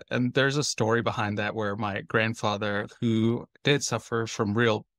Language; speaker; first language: English; native; English